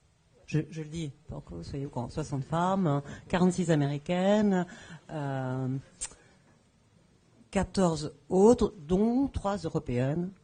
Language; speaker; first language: French; native; French